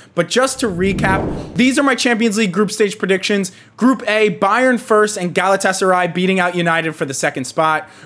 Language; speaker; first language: English; native; English